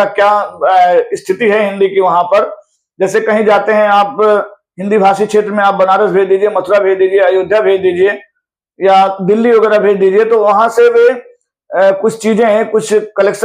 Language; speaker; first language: Hindi; native; Hindi